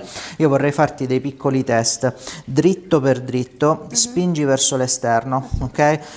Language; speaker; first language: Italian; native; Italian